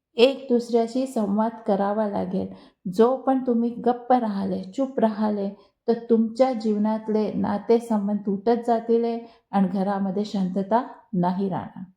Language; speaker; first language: Marathi; non-native, local second language; Hindi